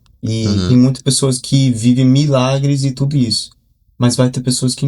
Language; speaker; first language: Portuguese; early bilingual, heritage; Portuguese